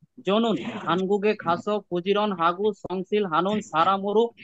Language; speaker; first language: Korean; non-native, learner; Bangla